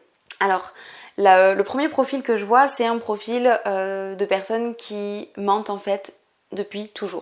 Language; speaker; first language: French; native; French